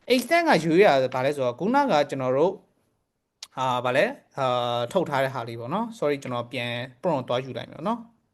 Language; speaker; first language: Burmese; native; Burmese